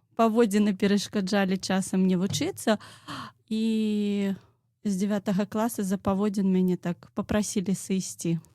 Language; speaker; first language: Belarusian; native; Belarusian